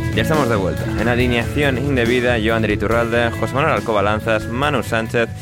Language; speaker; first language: Spanish; native; Spanish